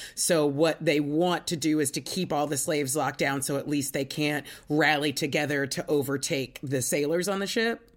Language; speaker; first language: English; native; English